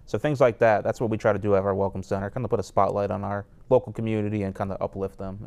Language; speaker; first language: English; native; English